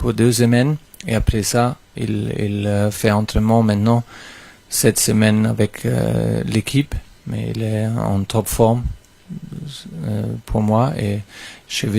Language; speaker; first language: French; non-native, fluent; German